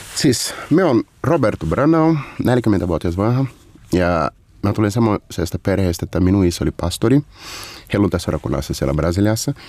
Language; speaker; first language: Finnish; non-native, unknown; Portuguese